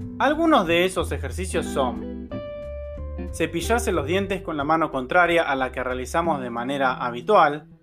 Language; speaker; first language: Spanish; native; Spanish